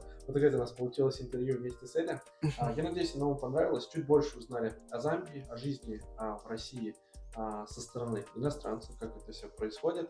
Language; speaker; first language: Russian; native; Russian